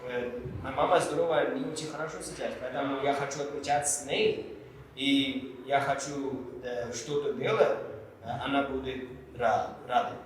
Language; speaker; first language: Russian; non-native, learner; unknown